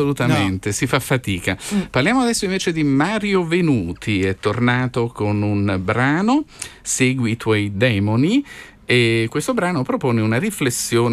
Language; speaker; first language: Italian; native; Italian